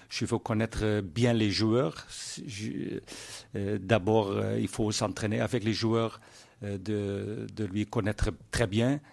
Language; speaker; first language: French; non-native, learner; Dutch